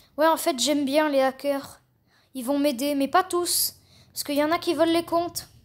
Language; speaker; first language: French; native; French